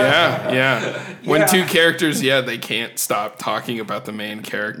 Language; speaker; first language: English; native; English